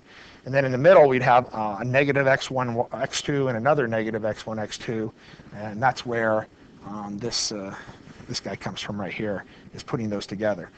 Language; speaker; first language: English; native; English